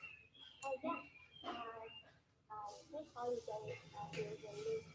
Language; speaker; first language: English; non-native, learner; Vietnamese